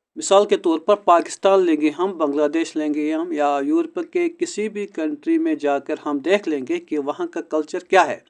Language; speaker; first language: Urdu; non-native, local second language; Kashmiri